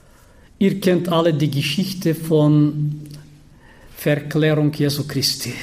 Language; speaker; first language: German; non-native, fluent; Bulgarian